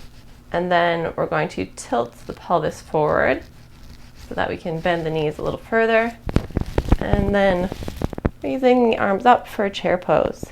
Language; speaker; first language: English; native; English